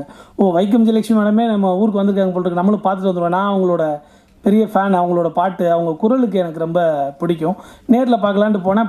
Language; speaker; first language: Tamil; native; Tamil